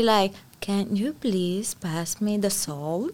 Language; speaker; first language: English; non-native, fluent; Spanish